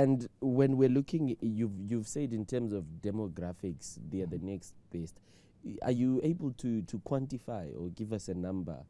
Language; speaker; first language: English; non-native, local second language; Shona